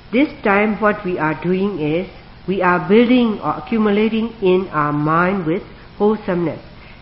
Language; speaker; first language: English; non-native, fluent; Burmese